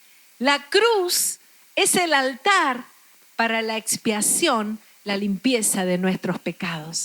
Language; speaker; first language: Spanish; native; Spanish